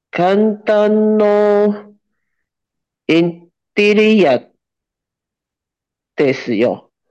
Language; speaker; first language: Japanese; non-native, learner; Chinese